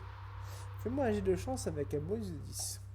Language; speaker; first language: French; native; French